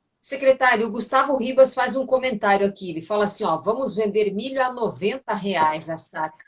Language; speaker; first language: Portuguese; native; Portuguese